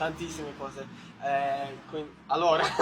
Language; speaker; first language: Italian; non-native, learner; Portuguese